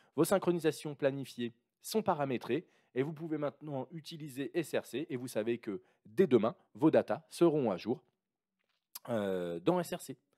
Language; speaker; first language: French; native; French